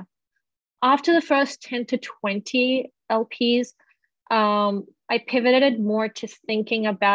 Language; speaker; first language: English; native; English